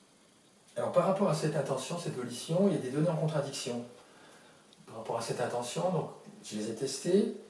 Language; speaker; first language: French; native; French